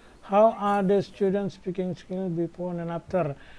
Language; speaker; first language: English; non-native, fluent; Indonesian